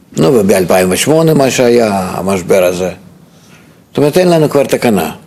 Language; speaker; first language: Hebrew; non-native, fluent; Russian